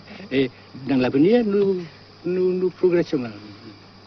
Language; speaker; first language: French; non-native, local second language; Vietnamese